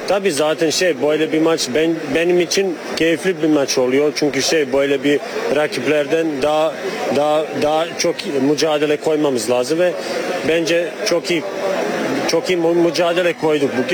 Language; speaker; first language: Turkish; non-native, learner; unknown